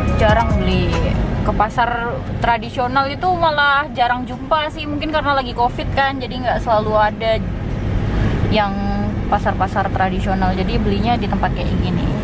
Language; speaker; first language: Indonesian; native; Indonesian